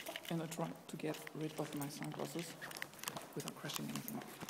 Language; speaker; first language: English; non-native, learner; German